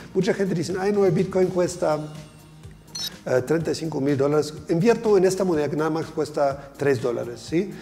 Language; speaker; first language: Spanish; non-native, fluent; German